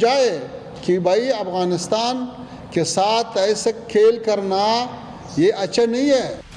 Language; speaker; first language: Hindi; non-native, fluent; Pashto